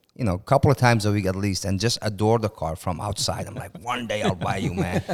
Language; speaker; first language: English; non-native, fluent; Persian